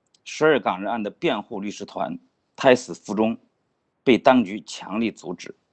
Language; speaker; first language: Chinese; native; Chinese